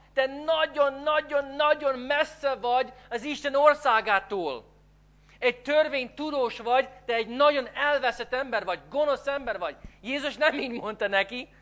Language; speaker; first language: Hungarian; non-native, fluent; English